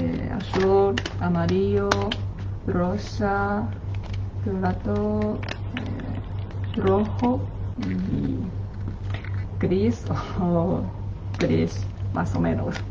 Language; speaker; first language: Spanish; non-native, learner; Chinese